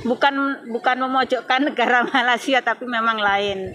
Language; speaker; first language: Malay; non-native, local second language; Javanese